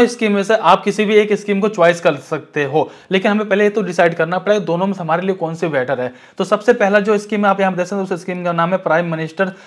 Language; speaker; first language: Hindi; native; Hindi